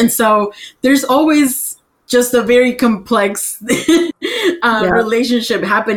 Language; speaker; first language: English; early bilingual, other home language; Spanish